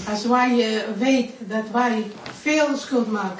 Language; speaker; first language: Dutch; non-native, learner; Indonesian